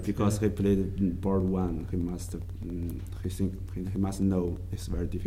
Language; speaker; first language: English; non-native, learner; Chinese